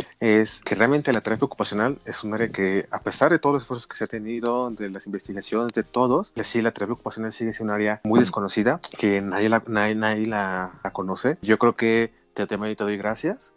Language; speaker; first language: Spanish; native; Spanish